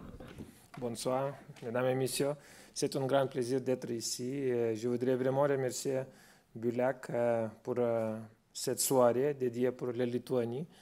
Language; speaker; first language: French; non-native, fluent; Lithuanian